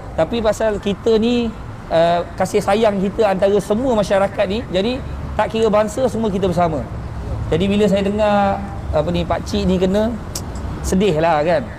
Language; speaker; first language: Malay; native; Malay